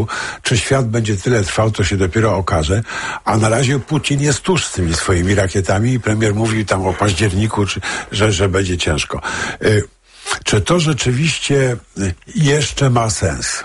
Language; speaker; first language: Polish; native; Polish